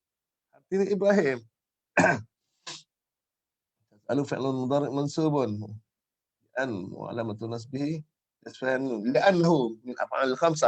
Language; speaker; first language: Arabic; non-native, fluent; Malay